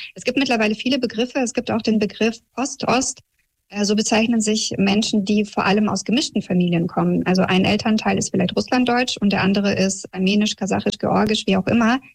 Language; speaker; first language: German; early bilingual, heritage; German